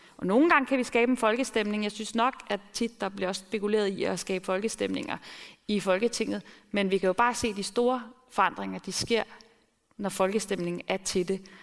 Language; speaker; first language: Danish; native; Danish